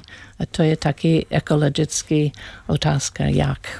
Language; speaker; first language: Czech; non-native, learner; English